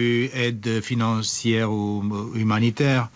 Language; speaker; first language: French; non-native, fluent; Romanian